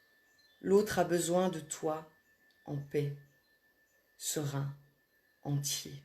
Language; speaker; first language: French; native; French